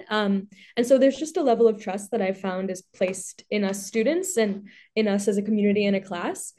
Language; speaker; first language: English; native; English